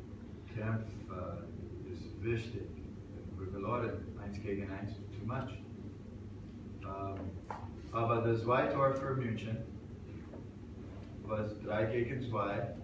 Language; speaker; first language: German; non-native, learner; English